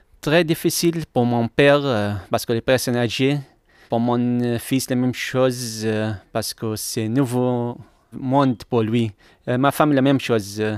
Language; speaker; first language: French; non-native, learner; Arabic